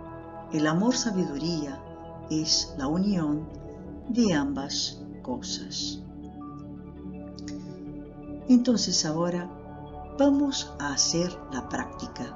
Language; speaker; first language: Spanish; non-native, fluent; Portuguese